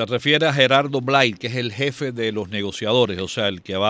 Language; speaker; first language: Spanish; native; Spanish